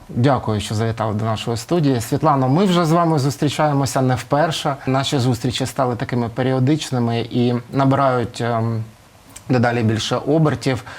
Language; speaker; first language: Ukrainian; native; Ukrainian